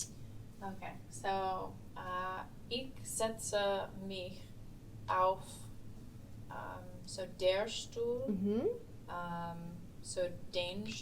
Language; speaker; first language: German; non-native, learner; English